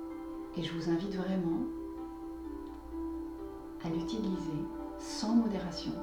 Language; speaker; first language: French; native; French